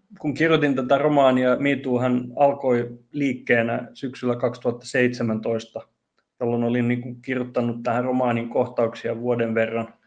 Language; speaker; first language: Finnish; non-native, local second language; Swedish